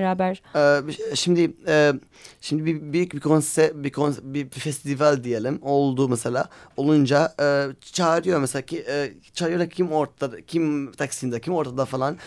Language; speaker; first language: Turkish; non-native, learner; Arabic